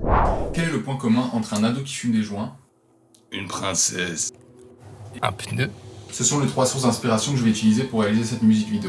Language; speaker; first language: French; native; French